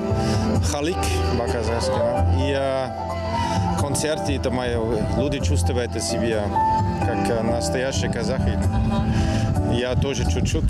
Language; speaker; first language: Russian; non-native, learner; German